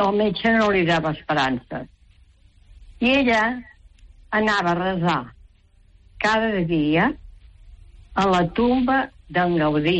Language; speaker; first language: Catalan; native; Catalan